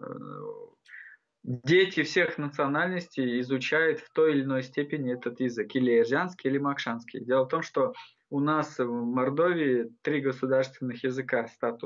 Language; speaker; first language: Russian; non-native, local second language; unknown